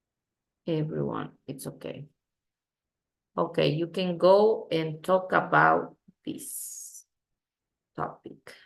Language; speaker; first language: English; non-native, fluent; Spanish